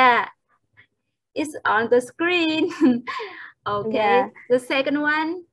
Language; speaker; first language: English; non-native, fluent; Vietnamese